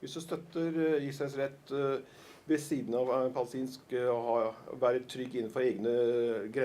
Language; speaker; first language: Norwegian; native; Norwegian